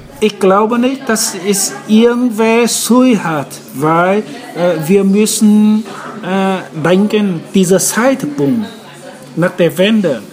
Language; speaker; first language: German; non-native, learner; Vietnamese